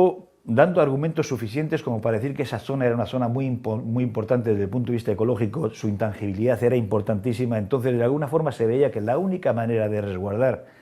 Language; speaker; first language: Spanish; native; Spanish